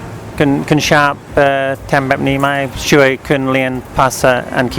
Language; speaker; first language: Thai; non-native, fluent; English